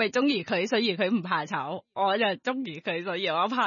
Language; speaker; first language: Cantonese; non-native, learner; Thai